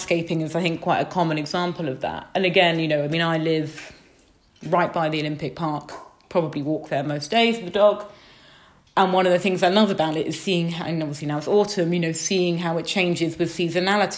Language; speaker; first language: English; native; English